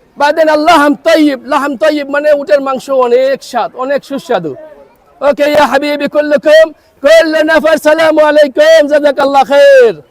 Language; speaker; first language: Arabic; non-native, learner; Bangla